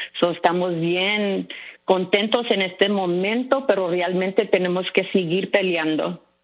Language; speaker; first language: Spanish; early bilingual, heritage; Spanish